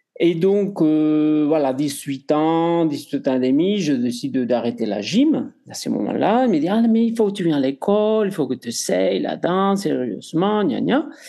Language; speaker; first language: French; non-native, fluent; Spanish